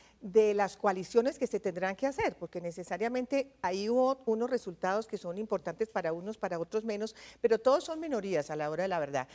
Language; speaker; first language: Spanish; native; Spanish